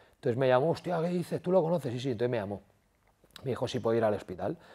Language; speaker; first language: Spanish; native; Spanish